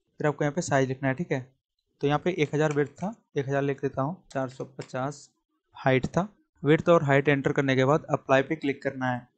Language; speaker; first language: Hindi; native; Hindi